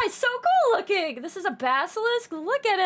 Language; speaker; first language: English; native; English